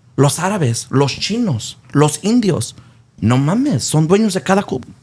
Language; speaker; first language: Spanish; early bilingual, heritage; Spanish